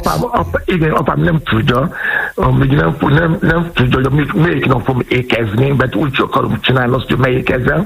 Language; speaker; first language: Hungarian; non-native, fluent; Yoruba